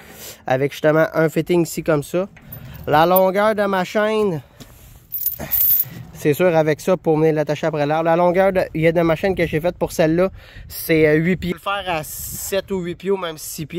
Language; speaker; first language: French; native; French